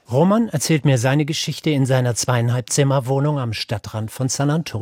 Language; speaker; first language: German; native; German